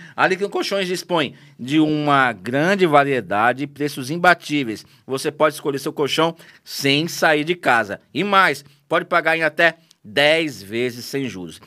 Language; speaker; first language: Portuguese; native; Portuguese